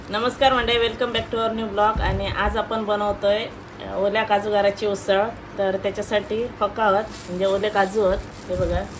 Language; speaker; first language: Marathi; native; Marathi